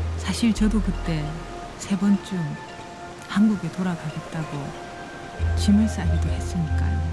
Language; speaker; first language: Korean; native; Korean